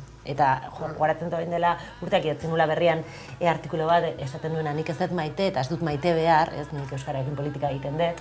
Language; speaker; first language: Basque; non-native, local second language; Spanish